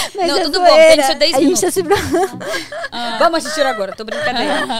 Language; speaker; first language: Portuguese; non-native, fluent; Russian